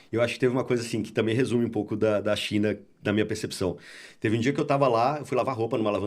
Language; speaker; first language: Portuguese; native; Portuguese